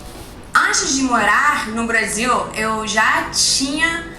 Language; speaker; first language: Portuguese; non-native, learner; English